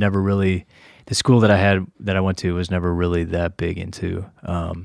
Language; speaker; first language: English; native; English